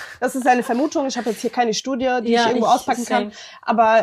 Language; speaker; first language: German; early bilingual, other home language; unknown